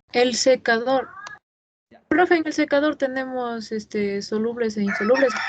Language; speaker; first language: Spanish; native; Spanish